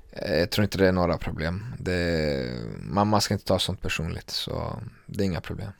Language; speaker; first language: Swedish; early bilingual, other home language; Kurdish